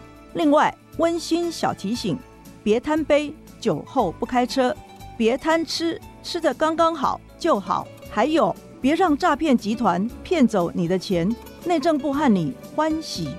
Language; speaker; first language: Chinese; native; Chinese